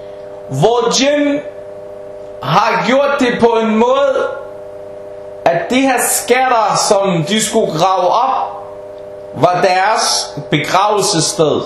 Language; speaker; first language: Danish; early bilingual, heritage; Danish